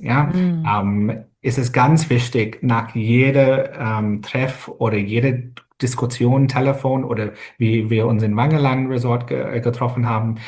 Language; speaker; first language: German; non-native, fluent; English